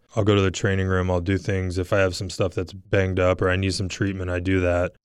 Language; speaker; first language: English; native; English